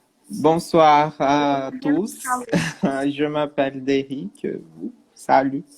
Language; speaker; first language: French; non-native, learner; Portuguese